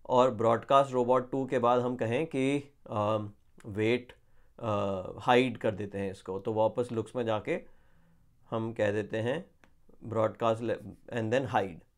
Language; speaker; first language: Hindi; native; Hindi